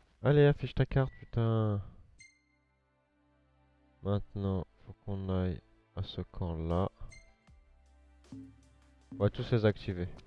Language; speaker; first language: French; native; French